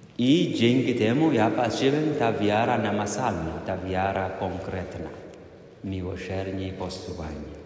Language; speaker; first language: Polish; non-native, fluent; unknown